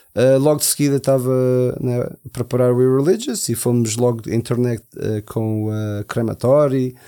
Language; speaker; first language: Portuguese; early bilingual, heritage; Portuguese